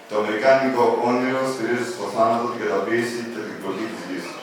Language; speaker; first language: Greek; native; Greek